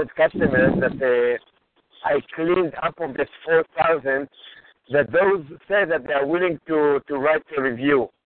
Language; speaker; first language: English; non-native, fluent; Hebrew